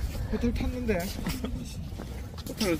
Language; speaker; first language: Korean; non-native, learner; Vietnamese